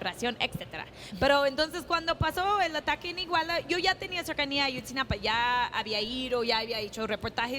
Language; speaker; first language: Spanish; non-native, fluent; English